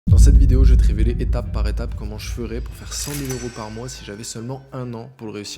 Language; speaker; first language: French; native; French